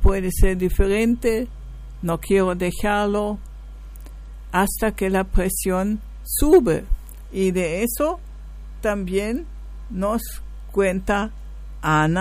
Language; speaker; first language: Spanish; native; Spanish